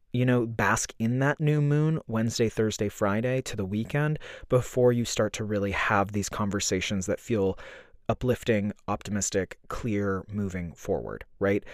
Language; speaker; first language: English; native; English